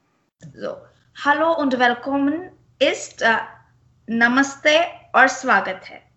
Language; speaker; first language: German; non-native, fluent; Marathi